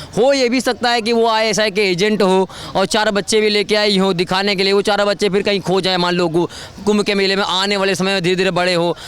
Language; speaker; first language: Hindi; native; Hindi